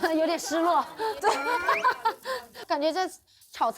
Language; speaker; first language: Chinese; native; Chinese